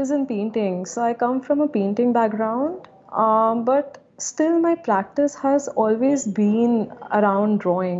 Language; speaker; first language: English; non-native, local second language; Hindi